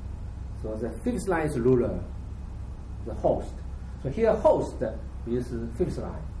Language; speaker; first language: English; non-native, learner; Chinese